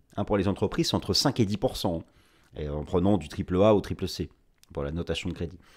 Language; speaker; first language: French; native; French